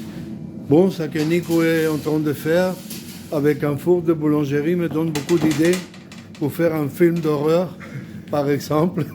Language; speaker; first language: French; non-native, fluent; Spanish